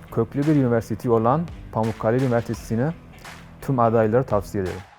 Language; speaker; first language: Turkish; non-native, learner; Persian